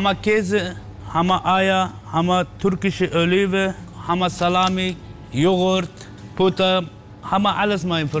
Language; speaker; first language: German; non-native, learner; Turkish